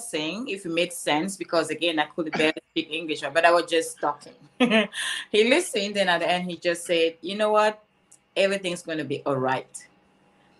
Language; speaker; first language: English; non-native, local second language; French